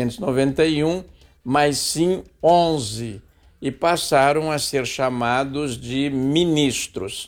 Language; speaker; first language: Portuguese; native; Portuguese